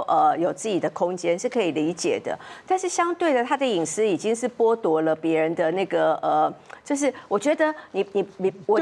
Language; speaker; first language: Chinese; native; Chinese